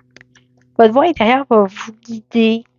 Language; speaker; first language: French; native; French